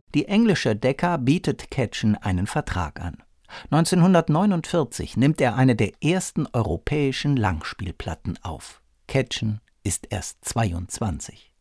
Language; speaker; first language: German; native; German